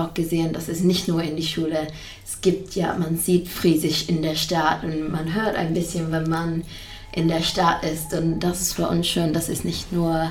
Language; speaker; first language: German; non-native, fluent; English